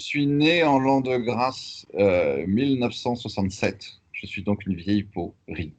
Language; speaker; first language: French; native; French